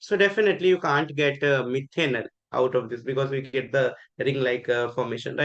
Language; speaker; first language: English; non-native, local second language; Hindi